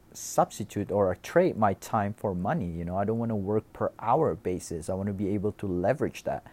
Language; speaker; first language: English; non-native, fluent; Indonesian